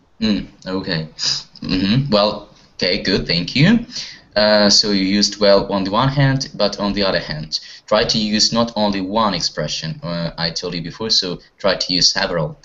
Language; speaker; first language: English; non-native, fluent; Russian